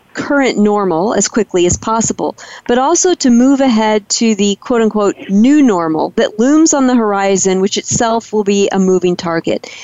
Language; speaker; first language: English; native; English